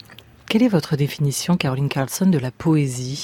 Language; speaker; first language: French; native; French